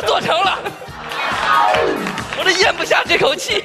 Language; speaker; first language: Chinese; native; Chinese